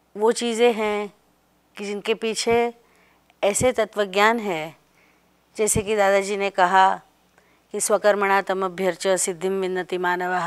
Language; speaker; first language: Hindi; non-native, local second language; Marathi